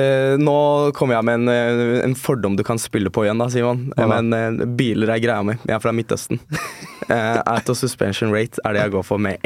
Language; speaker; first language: Norwegian; early bilingual, other home language; Turkish